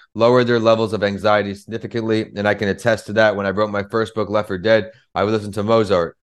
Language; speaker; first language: English; native; English